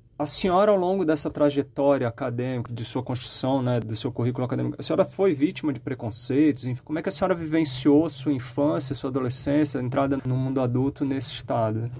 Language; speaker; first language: Portuguese; native; Portuguese